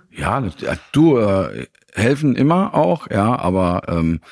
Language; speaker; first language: German; native; German